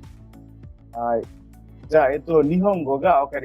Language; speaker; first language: Japanese; non-native, fluent; Bangla